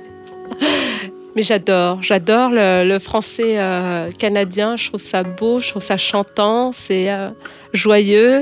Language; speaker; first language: French; native; French